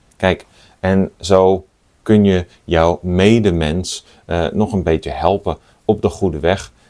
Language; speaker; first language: Dutch; native; Dutch